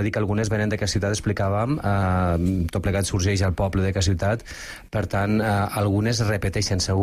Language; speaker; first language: Catalan; native; Catalan